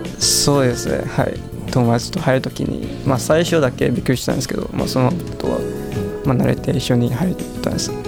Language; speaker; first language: Japanese; non-native, fluent; Chinese